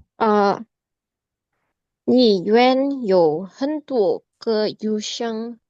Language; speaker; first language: Chinese; non-native, learner; Indonesian